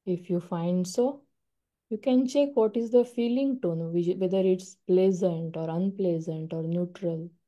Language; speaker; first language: English; non-native, local second language; Marathi